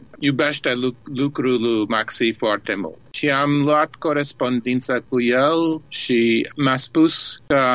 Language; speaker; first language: Romanian; early bilingual, heritage; Romanian